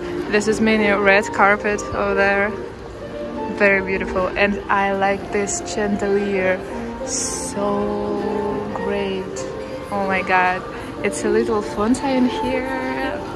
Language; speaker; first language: English; non-native, fluent; Russian